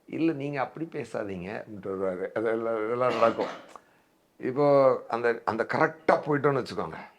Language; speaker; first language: Tamil; native; Tamil